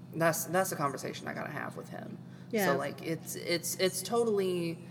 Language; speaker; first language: English; native; English